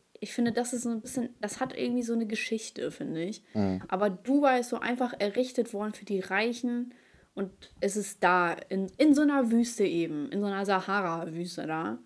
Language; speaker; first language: German; early bilingual, other home language; Ukrainian